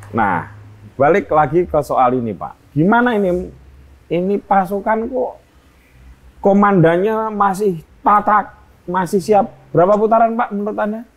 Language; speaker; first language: Indonesian; native; Indonesian